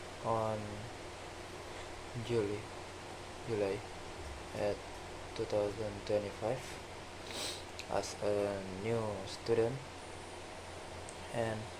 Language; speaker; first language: English; non-native, learner; Indonesian